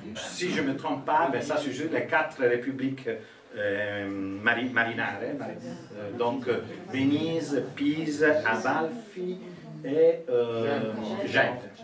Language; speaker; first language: French; non-native, fluent; Italian